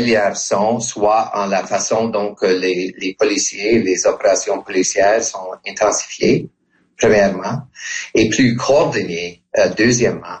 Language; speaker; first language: French; non-native, local second language; English